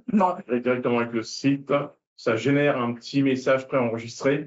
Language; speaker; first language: French; native; French